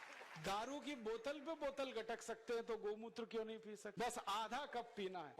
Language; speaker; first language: Hindi; native; Hindi